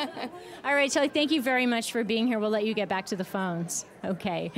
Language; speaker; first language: English; native; English